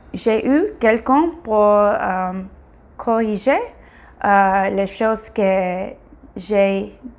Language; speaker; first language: French; non-native, learner; English